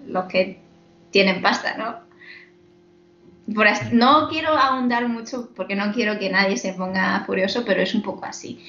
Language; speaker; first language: Spanish; non-native, fluent; Chinese